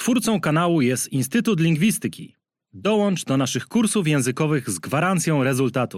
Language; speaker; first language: Polish; native; Polish